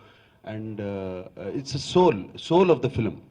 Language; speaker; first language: Telugu; native; Telugu